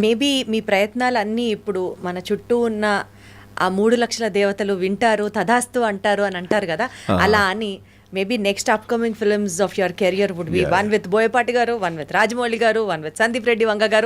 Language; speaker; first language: Telugu; native; Telugu